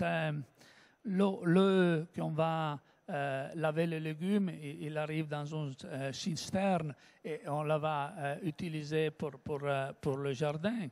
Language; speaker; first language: French; non-native, learner; Italian